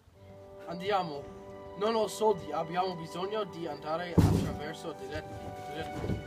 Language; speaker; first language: Italian; non-native, learner; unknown